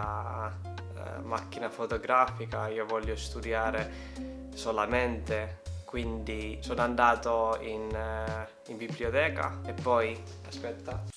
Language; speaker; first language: Italian; non-native, learner; Finnish